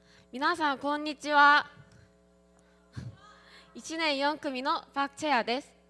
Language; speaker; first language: Japanese; non-native, learner; Korean